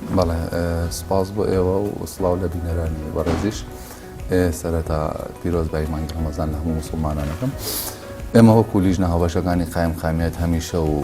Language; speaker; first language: Central Kurdish; native; Central Kurdish